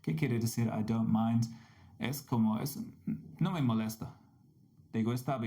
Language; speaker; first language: Spanish; non-native, fluent; English